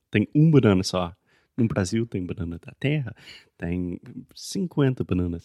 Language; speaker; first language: Portuguese; non-native, fluent; English